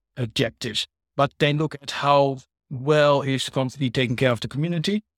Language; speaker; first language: English; non-native, fluent; Dutch